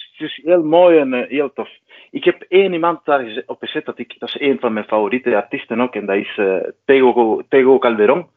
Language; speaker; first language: Dutch; non-native, fluent; Spanish